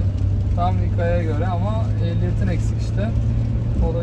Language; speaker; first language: Turkish; native; Turkish